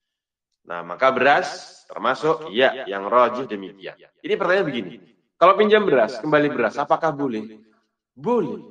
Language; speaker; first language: Indonesian; native; Indonesian